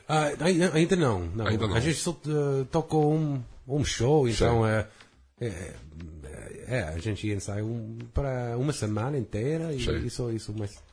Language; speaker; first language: Portuguese; non-native, fluent; English